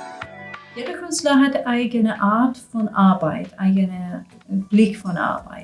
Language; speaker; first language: German; non-native, learner; Persian